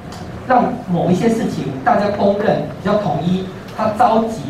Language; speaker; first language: Chinese; native; Chinese